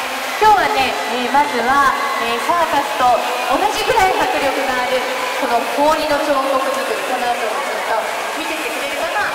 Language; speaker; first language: Japanese; native; Japanese